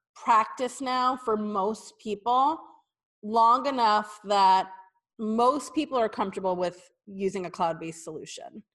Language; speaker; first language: English; native; English